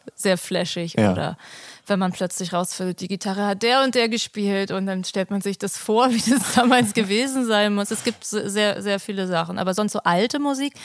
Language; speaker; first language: German; native; German